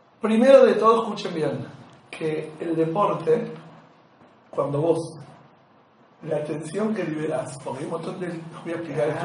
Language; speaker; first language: Spanish; native; Spanish